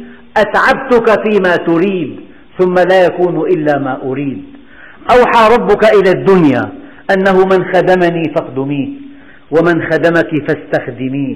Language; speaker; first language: Arabic; native; Arabic